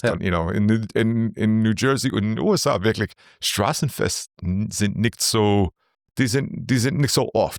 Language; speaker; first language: German; non-native, learner; English